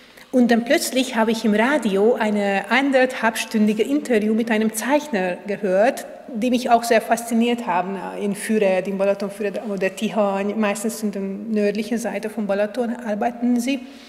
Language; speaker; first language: German; non-native, fluent; Hungarian